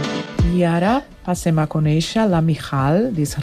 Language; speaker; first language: Catalan; non-native, learner; Portuguese